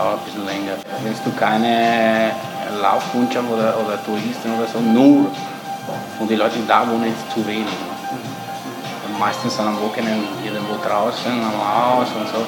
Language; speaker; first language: German; non-native, fluent; Italian